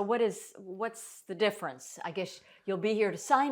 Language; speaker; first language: English; native; English